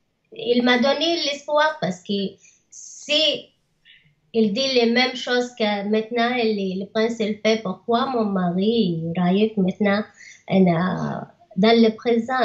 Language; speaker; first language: French; non-native, learner; Arabic